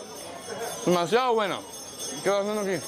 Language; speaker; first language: Spanish; early bilingual, heritage; Spanish